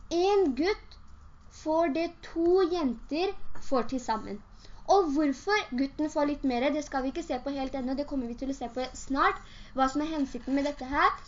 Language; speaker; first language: Norwegian; native; Norwegian